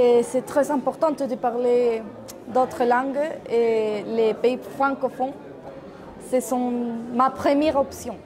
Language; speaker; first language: French; non-native, learner; Spanish